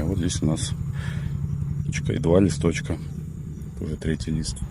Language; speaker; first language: Russian; native; Russian